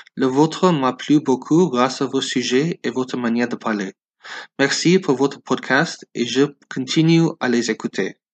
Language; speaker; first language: French; non-native, learner; English